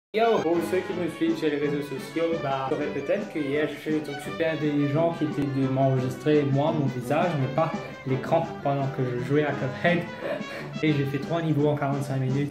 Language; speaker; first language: French; non-native, local second language; Morisyen